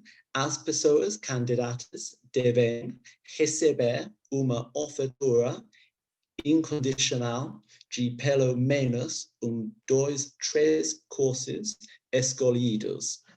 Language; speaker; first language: Portuguese; non-native, learner; English